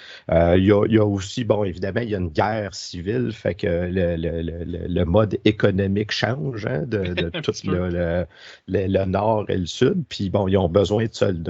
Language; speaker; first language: French; native; French